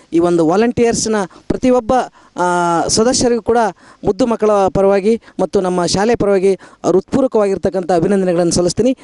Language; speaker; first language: Kannada; native; Kannada